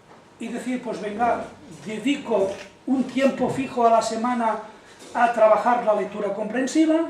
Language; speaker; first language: Spanish; native; Spanish